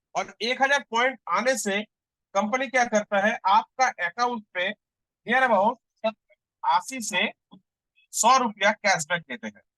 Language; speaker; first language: Hindi; non-native, local second language; Bangla